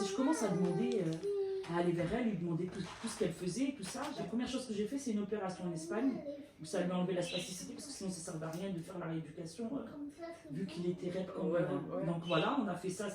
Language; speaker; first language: French; native; French